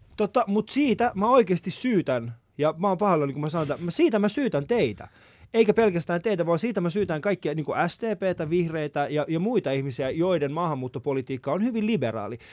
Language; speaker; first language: Finnish; non-native, fluent; Persian